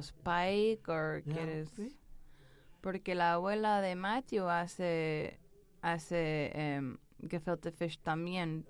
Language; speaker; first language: Spanish; early bilingual, heritage; English